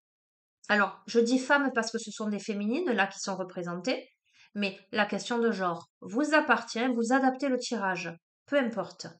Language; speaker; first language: French; native; French